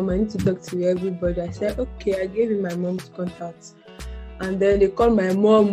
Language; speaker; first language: English; non-native, local second language; Yoruba